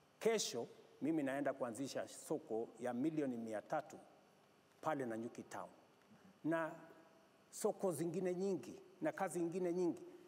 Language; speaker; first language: Swahili; non-native, local second language; Kalenjin